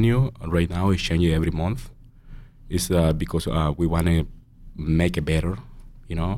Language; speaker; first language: English; non-native, learner; Spanish